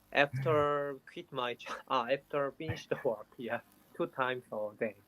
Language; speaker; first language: English; non-native, learner; Korean